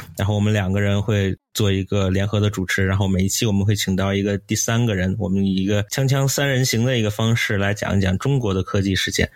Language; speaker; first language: Chinese; native; Chinese